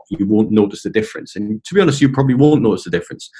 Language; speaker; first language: English; native; English